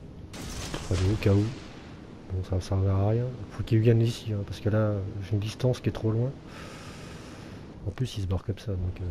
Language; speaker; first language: French; native; French